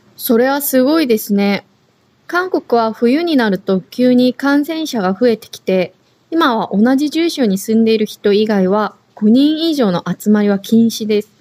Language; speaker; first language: Japanese; non-native, fluent; Korean